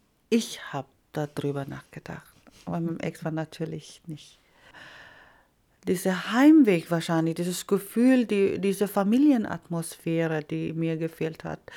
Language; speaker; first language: German; non-native, fluent; Iloko